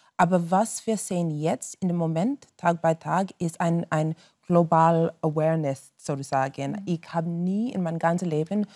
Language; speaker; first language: German; non-native, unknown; English